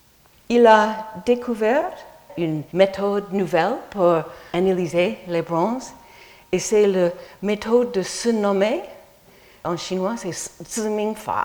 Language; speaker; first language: French; non-native, fluent; English